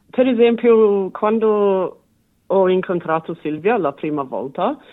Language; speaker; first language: Italian; non-native, fluent; English